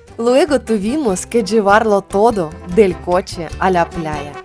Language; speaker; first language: Spanish; non-native, learner; Ukrainian